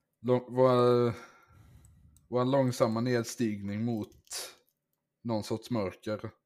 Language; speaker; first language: Swedish; native; Swedish